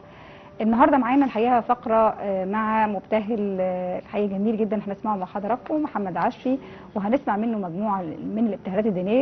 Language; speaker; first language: Arabic; native; Arabic